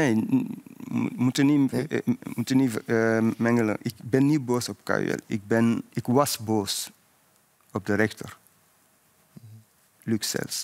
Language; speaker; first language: Dutch; non-native, fluent; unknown